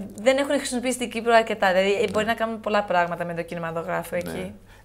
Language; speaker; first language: Greek; early bilingual, heritage; Greek